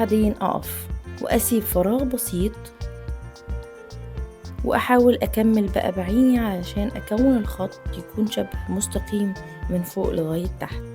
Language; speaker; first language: Arabic; native; Arabic